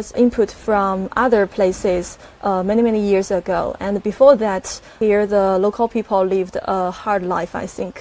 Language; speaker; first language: English; non-native, fluent; Chinese